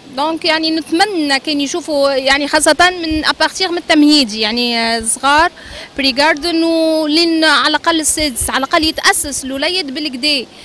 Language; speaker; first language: Arabic; native; Arabic